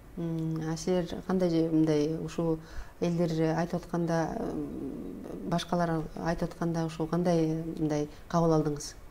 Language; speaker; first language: Kyrgyz; native; Kyrgyz